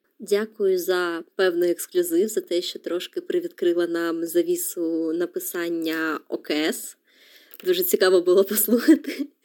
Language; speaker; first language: Ukrainian; native; Ukrainian